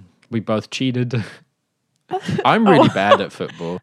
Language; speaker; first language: English; native; English